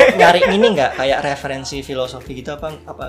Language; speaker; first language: Indonesian; native; Indonesian